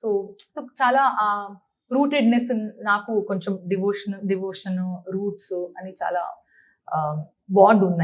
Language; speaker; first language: Telugu; non-native, local second language; Tulu